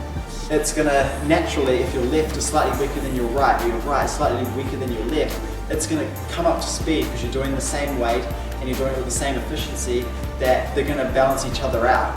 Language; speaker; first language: English; native; English